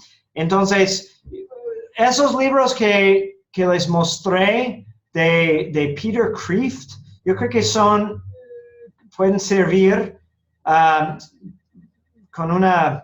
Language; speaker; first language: Spanish; non-native, fluent; English